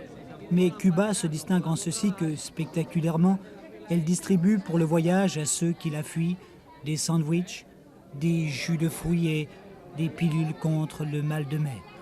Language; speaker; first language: French; native; French